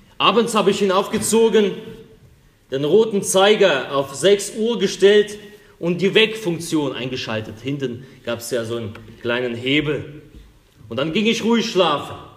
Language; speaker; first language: German; non-native, fluent; Russian